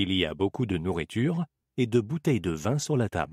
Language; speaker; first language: French; non-native, learner; Spanish